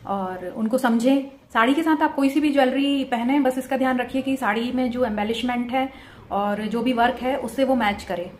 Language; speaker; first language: Hindi; native; Hindi